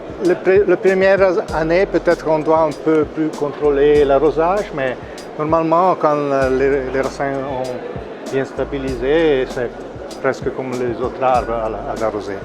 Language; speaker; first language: French; non-native, local second language; Italian